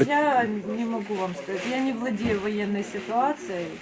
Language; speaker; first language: Russian; native; Russian